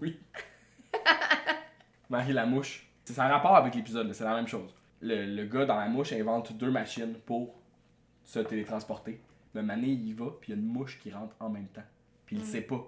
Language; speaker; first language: French; native; French